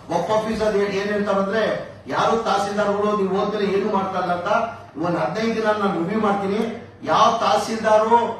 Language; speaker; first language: Kannada; non-native, local second language; Urdu